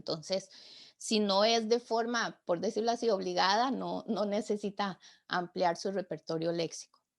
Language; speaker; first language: Spanish; native; Spanish